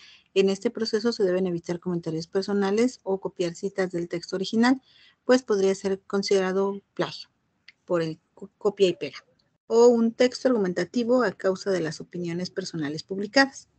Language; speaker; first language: Spanish; native; Spanish